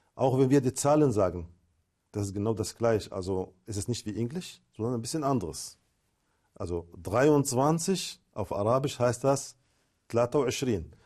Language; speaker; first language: German; non-native, learner; Arabic